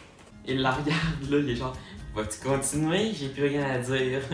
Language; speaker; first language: French; native; French